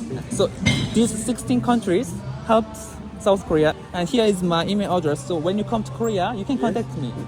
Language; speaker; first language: English; non-native, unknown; Korean